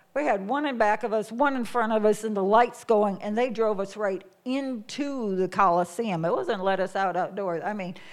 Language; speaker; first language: English; native; English